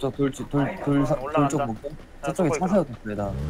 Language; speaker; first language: Japanese; non-native, learner; Korean